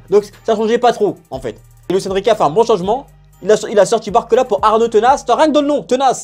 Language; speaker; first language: French; native; French